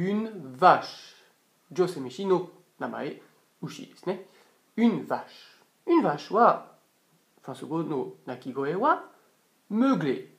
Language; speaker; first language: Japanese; non-native, fluent; French